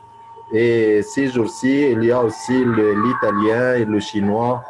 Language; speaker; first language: French; non-native, fluent; Arabic